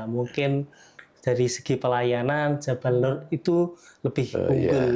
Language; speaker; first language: Indonesian; native; Indonesian